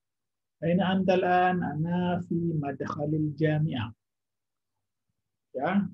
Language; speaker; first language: Arabic; non-native, fluent; Indonesian